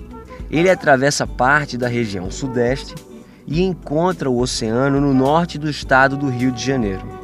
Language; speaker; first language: Portuguese; native; Portuguese